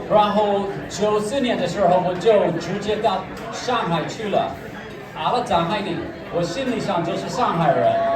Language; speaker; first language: Chinese; non-native, fluent; English